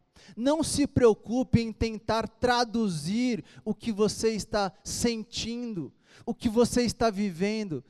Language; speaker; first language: Portuguese; native; Portuguese